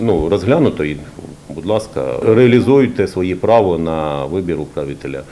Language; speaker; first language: Ukrainian; native; Ukrainian